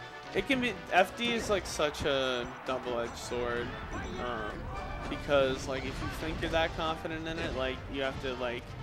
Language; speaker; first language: English; native; English